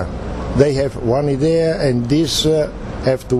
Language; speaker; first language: English; non-native, learner; Italian